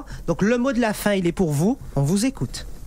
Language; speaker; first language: French; native; French